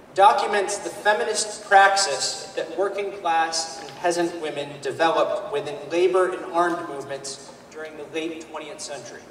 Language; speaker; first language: English; native; English